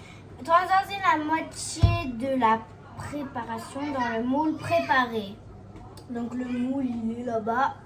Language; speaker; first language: French; native; French